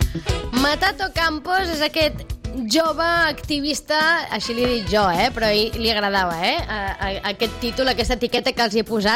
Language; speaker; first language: Catalan; native; Catalan